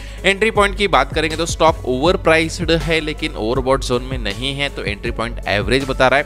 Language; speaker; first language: Hindi; native; Hindi